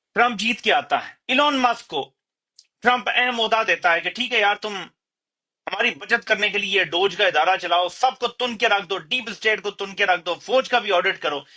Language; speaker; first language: Urdu; native; Urdu